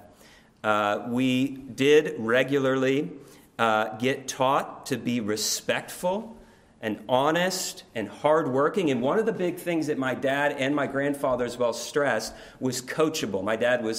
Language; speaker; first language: English; native; English